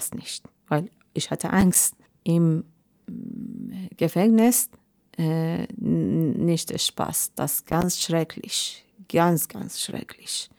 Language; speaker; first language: German; non-native, learner; Persian